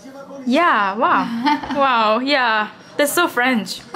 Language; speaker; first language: English; non-native, learner; Korean